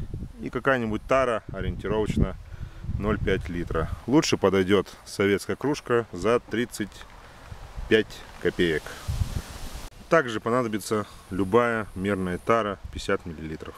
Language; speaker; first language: Russian; native; Russian